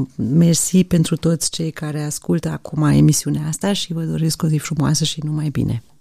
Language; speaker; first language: Romanian; early bilingual, heritage; Romanian